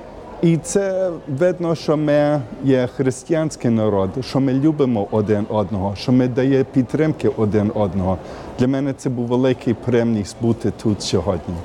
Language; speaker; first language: Ukrainian; early bilingual, heritage; Ukrainian